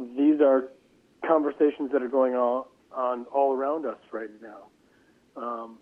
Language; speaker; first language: English; native; English